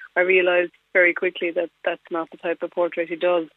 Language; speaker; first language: English; native; English